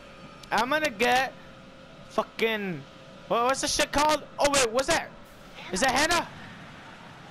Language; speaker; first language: English; native; English